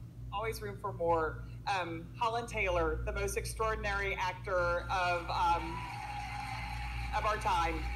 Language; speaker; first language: English; native; English